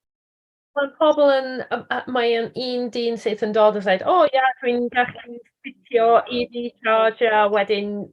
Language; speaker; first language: Welsh; non-native, learner; English